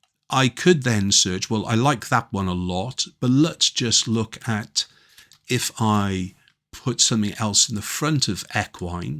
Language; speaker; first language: English; native; English